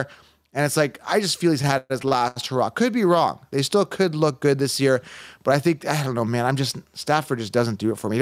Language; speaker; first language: English; native; English